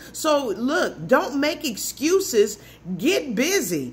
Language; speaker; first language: English; native; English